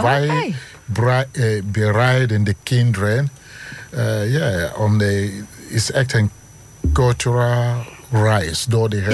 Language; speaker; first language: Dutch; non-native, learner; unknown